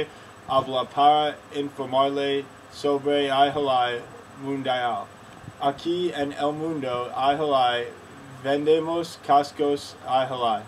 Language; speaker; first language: Spanish; non-native, learner; English